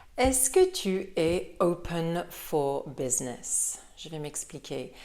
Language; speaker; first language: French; non-native, fluent; English